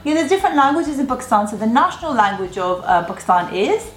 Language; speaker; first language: English; early bilingual, other home language; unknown